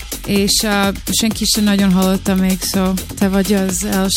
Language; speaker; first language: Hungarian; early bilingual, heritage; English